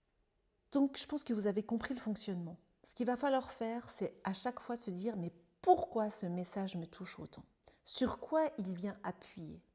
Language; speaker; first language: French; native; French